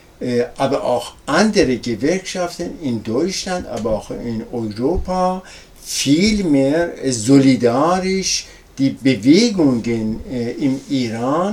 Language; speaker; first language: German; non-native, learner; Persian